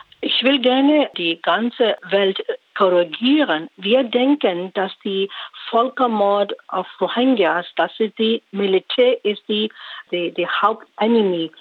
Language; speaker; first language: German; non-native, learner; Rohingya